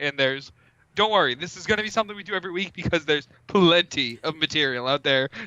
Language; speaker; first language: English; native; English